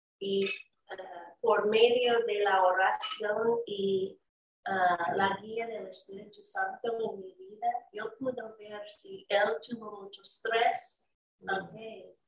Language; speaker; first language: Spanish; non-native, learner; English